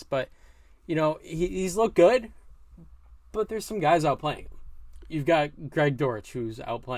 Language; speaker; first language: English; native; English